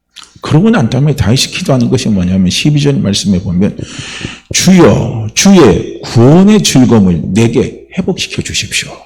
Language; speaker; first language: Korean; native; Korean